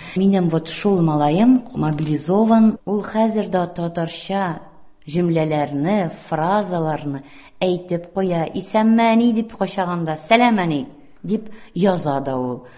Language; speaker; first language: Tatar; non-native, local second language; Russian